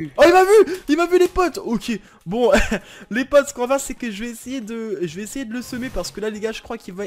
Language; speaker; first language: French; native; French